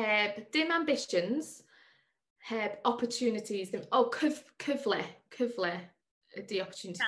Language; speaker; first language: Welsh; non-native, learner; English